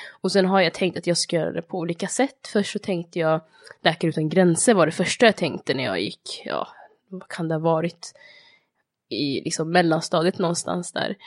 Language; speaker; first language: Swedish; early bilingual, other home language; Somali